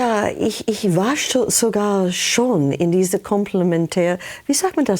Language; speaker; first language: German; non-native, learner; English